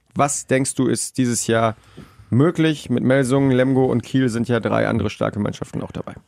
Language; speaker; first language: German; native; German